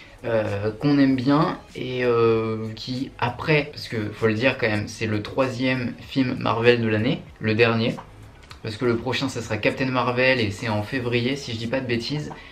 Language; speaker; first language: French; native; French